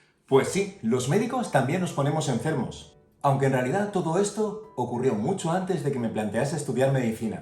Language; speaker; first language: Spanish; native; Spanish